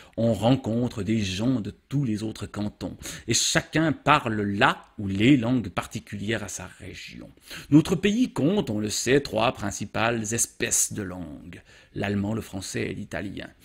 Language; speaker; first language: French; native; French